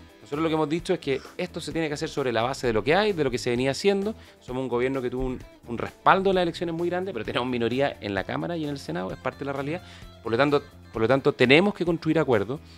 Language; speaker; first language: Spanish; native; Spanish